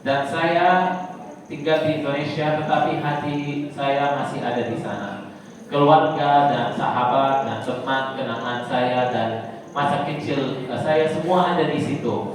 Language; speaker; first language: Indonesian; non-native, fluent; Arabic